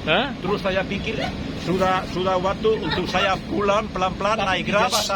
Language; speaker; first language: Indonesian; non-native, fluent; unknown